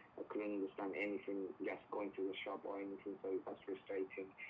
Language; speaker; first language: English; non-native, fluent; Spanish